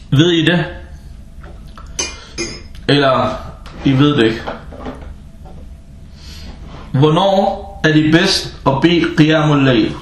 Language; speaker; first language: Danish; non-native, fluent; Arabic